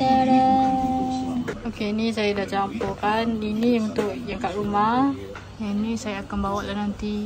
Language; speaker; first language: Malay; native; Malay